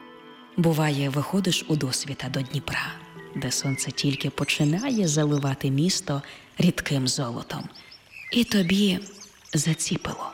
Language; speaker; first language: Ukrainian; native; Ukrainian